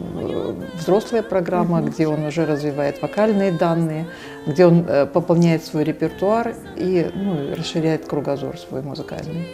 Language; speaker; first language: Russian; native; Russian